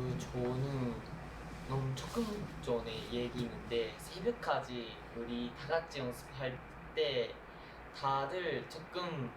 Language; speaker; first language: Korean; non-native, learner; Japanese